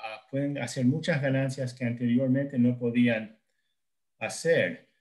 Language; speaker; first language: Spanish; non-native, fluent; English